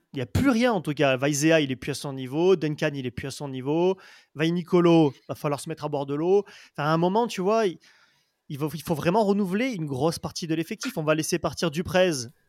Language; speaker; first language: French; native; French